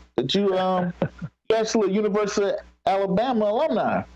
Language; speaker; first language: English; native; English